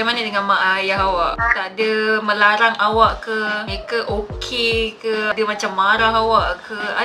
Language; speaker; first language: Malay; native; Malay